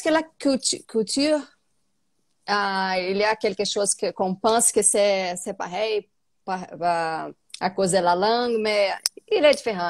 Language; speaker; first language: French; non-native, learner; Portuguese